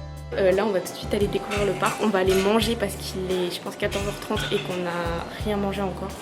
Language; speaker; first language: French; native; French